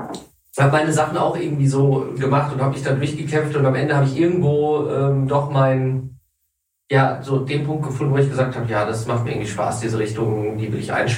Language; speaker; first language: German; native; German